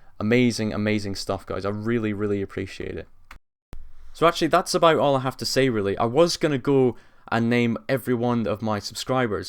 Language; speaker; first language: English; native; English